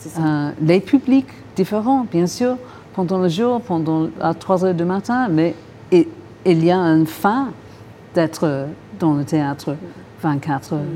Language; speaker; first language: French; non-native, fluent; English